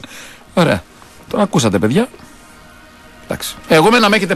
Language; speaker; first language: Greek; native; Greek